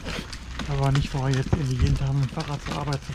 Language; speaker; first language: German; native; German